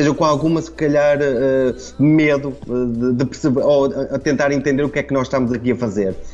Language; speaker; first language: Portuguese; native; Portuguese